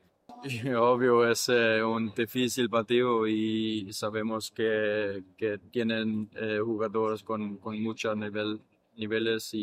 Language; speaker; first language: Spanish; non-native, learner; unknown